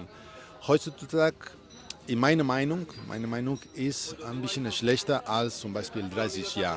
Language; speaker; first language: German; non-native, learner; Spanish